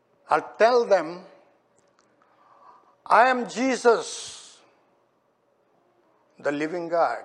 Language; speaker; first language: English; non-native, local second language; Telugu